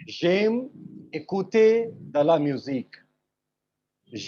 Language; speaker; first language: French; non-native, learner; Hindi